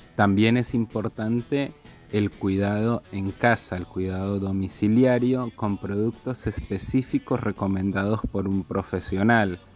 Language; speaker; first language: Spanish; native; Spanish